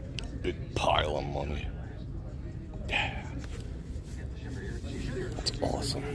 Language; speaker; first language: English; native; English